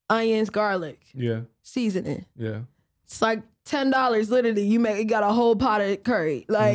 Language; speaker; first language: English; native; English